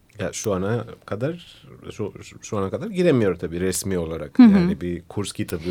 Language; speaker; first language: Turkish; non-native, fluent; Greek